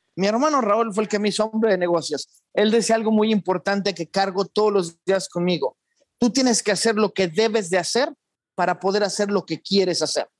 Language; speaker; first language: Spanish; native; Spanish